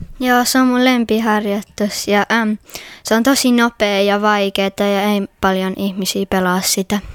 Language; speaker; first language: Finnish; early bilingual, heritage; Finnish